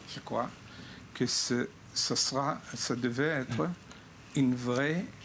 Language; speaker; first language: French; non-native, fluent; Hebrew